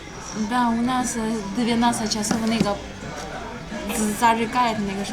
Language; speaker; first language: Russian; non-native, learner; Chinese